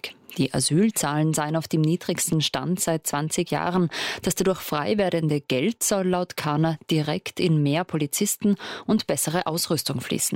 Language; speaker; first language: German; native; German